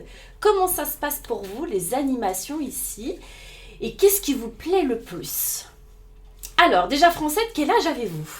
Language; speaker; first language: French; native; French